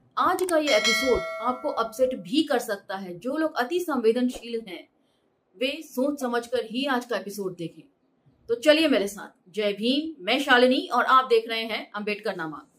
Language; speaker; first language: Hindi; native; Hindi